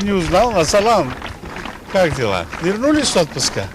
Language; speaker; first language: Russian; non-native, local second language; Turkmen